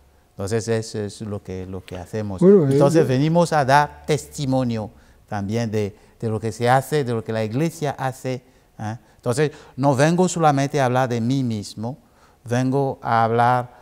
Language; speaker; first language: Spanish; non-native, fluent; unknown